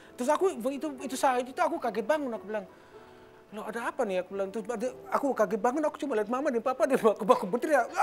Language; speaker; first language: Indonesian; early bilingual, heritage; Indonesian